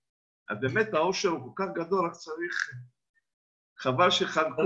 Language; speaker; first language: Hebrew; non-native, fluent; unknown